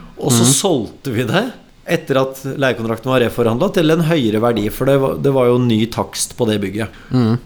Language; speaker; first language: Norwegian; native; Norwegian